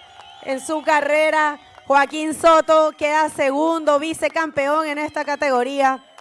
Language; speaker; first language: Spanish; native; Spanish